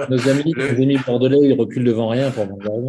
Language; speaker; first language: French; native; French